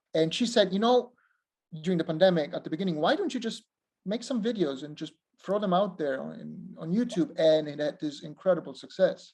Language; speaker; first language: English; non-native, fluent; Italian